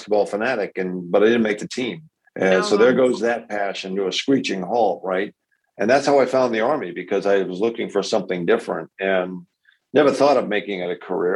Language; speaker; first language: English; native; English